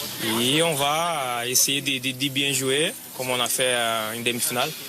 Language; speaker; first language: French; non-native, fluent; Portuguese